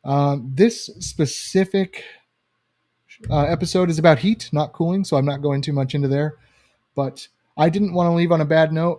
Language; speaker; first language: English; native; English